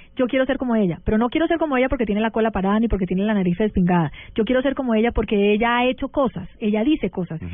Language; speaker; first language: Spanish; early bilingual, heritage; Spanish